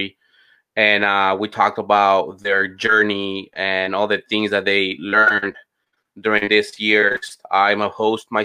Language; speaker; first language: English; non-native, fluent; Spanish